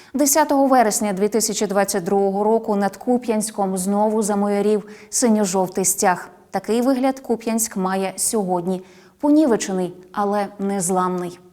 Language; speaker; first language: Ukrainian; native; Ukrainian